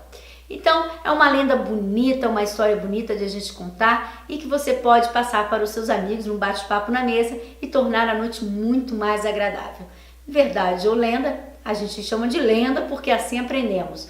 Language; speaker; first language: Portuguese; native; Portuguese